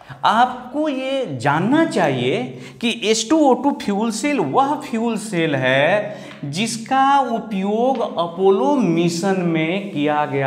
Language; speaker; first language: Hindi; native; Hindi